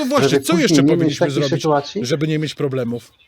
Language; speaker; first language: Polish; native; Polish